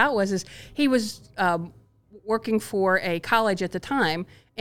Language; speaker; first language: English; native; English